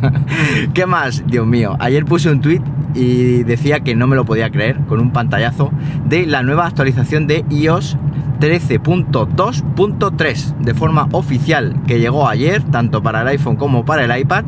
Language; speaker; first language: Spanish; native; Spanish